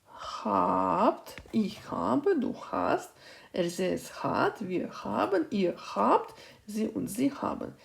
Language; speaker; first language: German; non-native, fluent; Ukrainian